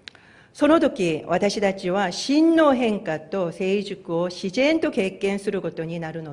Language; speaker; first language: Japanese; non-native, fluent; Korean